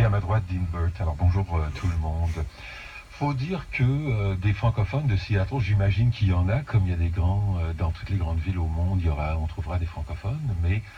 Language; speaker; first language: French; native; French